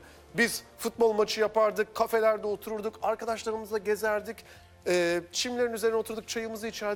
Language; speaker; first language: Turkish; native; Turkish